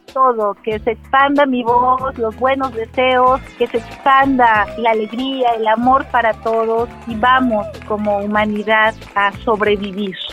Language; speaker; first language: Spanish; native; Spanish